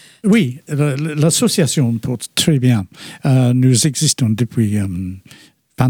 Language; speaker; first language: French; non-native, fluent; English